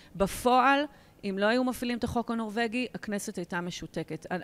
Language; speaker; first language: Hebrew; native; Hebrew